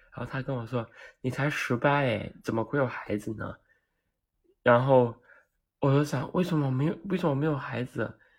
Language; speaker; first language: Chinese; non-native, local second language; Cantonese